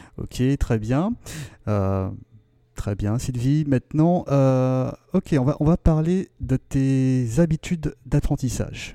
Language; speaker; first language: French; native; French